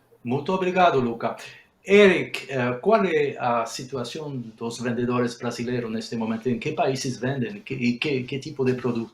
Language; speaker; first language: Portuguese; non-native, fluent; Spanish